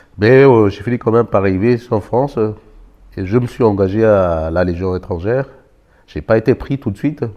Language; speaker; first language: French; non-native, local second language; Malagasy